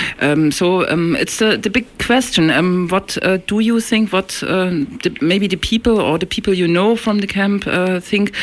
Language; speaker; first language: English; non-native, learner; German